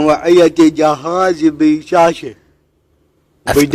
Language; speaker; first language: Arabic; native; Arabic